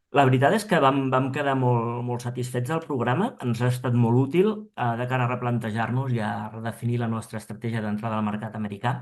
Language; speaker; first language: Catalan; non-native, local second language; Spanish